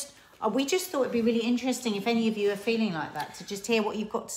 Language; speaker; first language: English; native; English